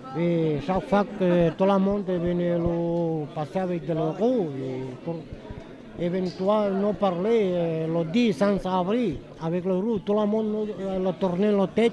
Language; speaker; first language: French; non-native, learner; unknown